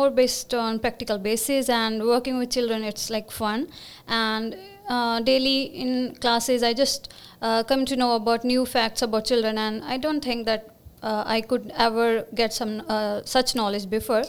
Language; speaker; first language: English; non-native, local second language; Punjabi